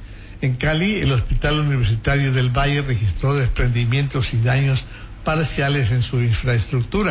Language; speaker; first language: Spanish; native; Spanish